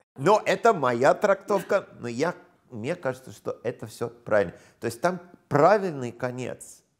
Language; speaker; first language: Russian; non-native, fluent; English